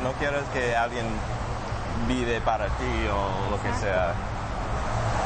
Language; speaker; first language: Spanish; non-native, fluent; English